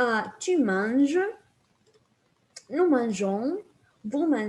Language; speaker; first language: French; non-native, fluent; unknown